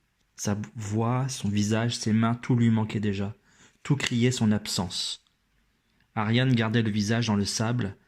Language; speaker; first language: French; native; French